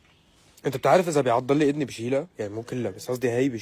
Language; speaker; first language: Arabic; native; Arabic